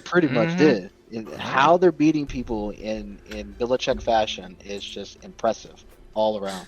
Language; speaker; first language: English; native; English